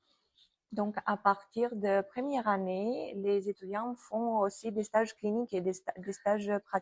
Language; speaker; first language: French; non-native, fluent; Romanian